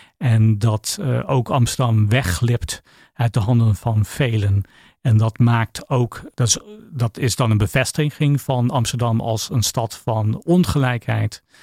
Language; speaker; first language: Dutch; non-native, fluent; English